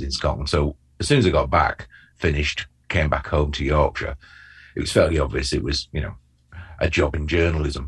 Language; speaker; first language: English; native; English